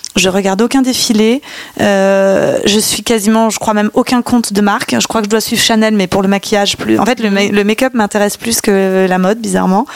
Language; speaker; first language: French; native; French